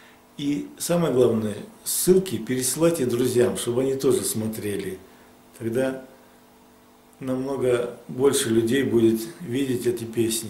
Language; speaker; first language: Russian; native; Russian